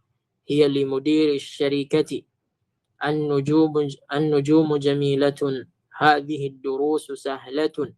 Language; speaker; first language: Arabic; non-native, fluent; Filipino